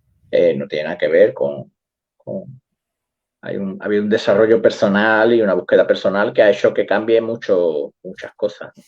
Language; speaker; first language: Spanish; native; Spanish